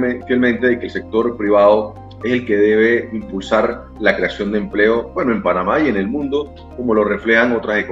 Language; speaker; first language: Spanish; native; Spanish